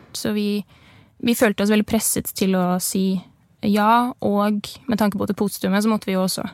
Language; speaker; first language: Norwegian; native; Norwegian